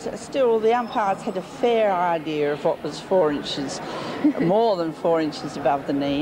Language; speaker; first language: English; native; English